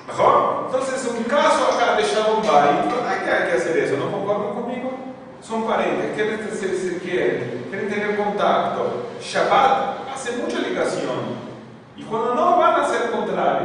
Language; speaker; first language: Spanish; non-native, fluent; Portuguese